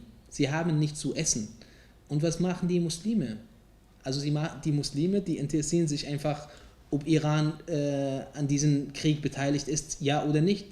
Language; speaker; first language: German; non-native, fluent; Arabic